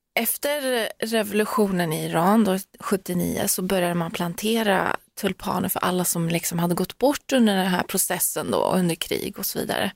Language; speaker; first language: Swedish; early bilingual, other home language; Persian